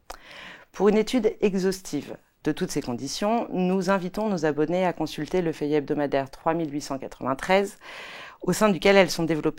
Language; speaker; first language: French; native; French